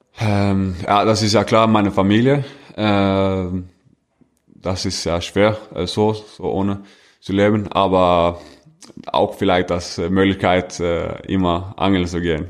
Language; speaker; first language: German; non-native, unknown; Norwegian